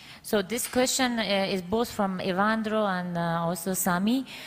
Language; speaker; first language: English; non-native, fluent; Persian